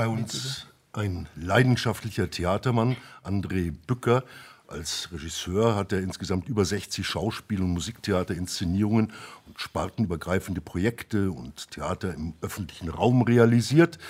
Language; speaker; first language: German; native; German